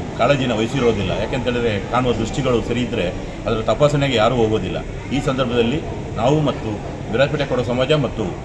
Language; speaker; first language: Kannada; non-native, local second language; Kodava